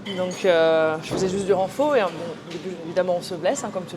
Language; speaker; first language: French; native; French